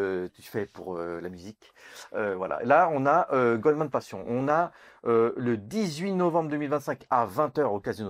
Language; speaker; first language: French; native; French